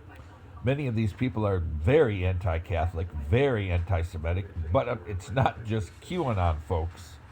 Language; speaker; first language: English; native; English